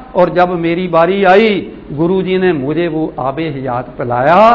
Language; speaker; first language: Hindi; non-native, local second language; Punjabi